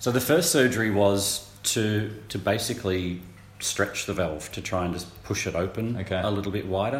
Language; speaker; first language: English; native; English